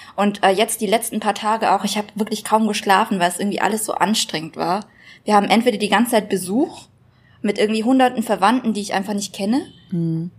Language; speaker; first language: German; early bilingual, other home language; Vietnamese